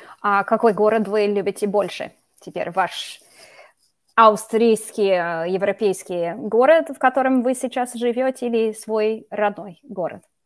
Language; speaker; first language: Russian; non-native, fluent; English